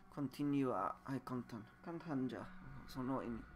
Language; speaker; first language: Japanese; non-native, fluent; English